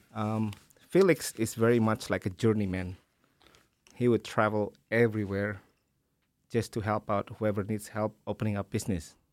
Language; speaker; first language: English; early bilingual, other home language; Indonesian